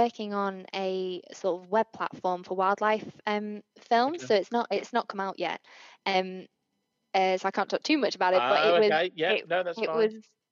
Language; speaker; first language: English; native; English